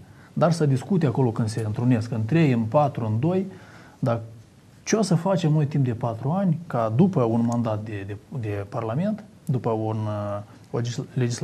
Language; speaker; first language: Romanian; native; Romanian